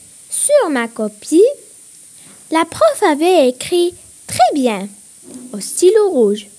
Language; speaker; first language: French; non-native, local second language; Arabic